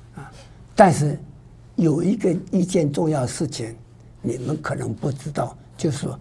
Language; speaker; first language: Chinese; native; Chinese